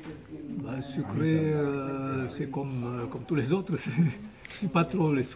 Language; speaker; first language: French; non-native, fluent; Romanian